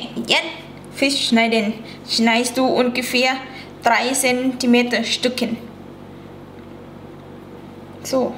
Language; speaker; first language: German; non-native, learner; Thai